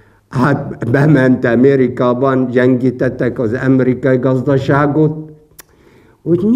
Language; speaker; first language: Hungarian; non-native, fluent; Arabic